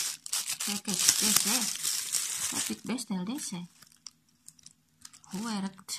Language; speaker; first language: Dutch; non-native, learner; Indonesian